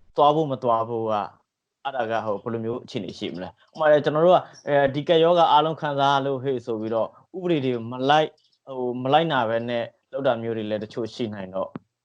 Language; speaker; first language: Burmese; native; Burmese